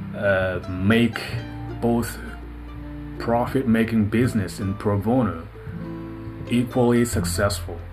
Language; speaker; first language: English; non-native, fluent; Japanese